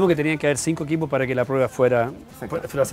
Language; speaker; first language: Spanish; native; Spanish